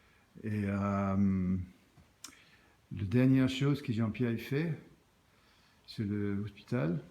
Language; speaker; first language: French; non-native, learner; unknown